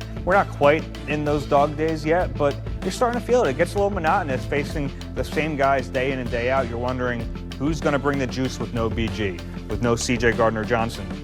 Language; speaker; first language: English; native; English